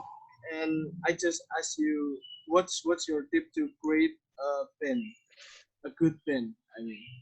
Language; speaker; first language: English; non-native, learner; Indonesian